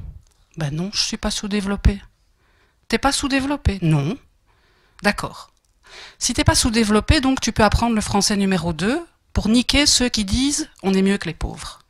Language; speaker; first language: French; native; French